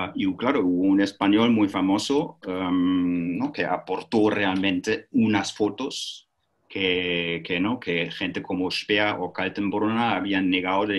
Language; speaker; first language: Spanish; non-native, fluent; German